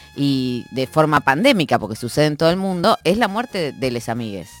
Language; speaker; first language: Spanish; native; Spanish